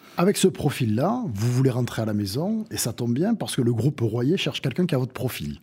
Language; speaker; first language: French; native; French